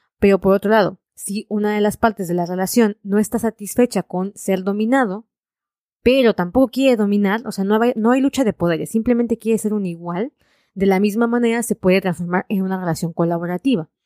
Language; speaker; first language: Spanish; native; Spanish